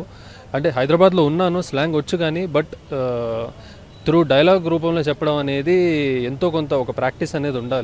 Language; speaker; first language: Telugu; native; Telugu